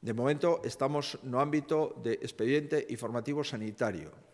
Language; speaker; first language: Spanish; non-native, local second language; Galician